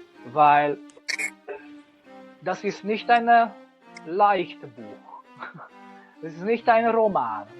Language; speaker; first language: German; non-native, learner; Hungarian